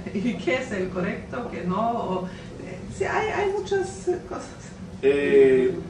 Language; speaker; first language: Spanish; non-native, learner; Norwegian